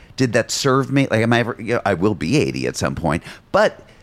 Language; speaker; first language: English; native; English